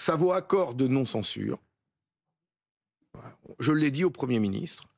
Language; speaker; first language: French; native; French